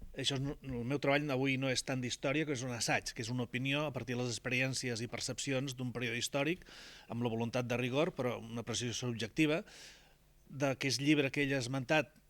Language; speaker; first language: Catalan; native; Catalan